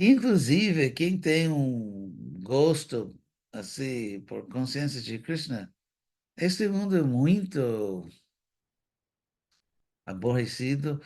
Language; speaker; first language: Portuguese; non-native, fluent; English